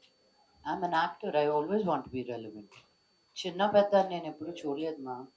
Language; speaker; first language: Telugu; native; Telugu